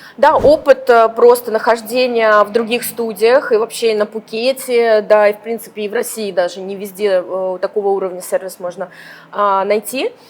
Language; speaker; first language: Russian; native; Russian